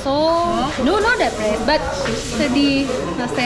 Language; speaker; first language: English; non-native, learner; Indonesian